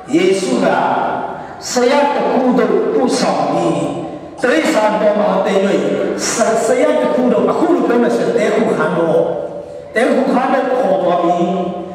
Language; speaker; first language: Burmese; non-native, local second language; Tedim Chin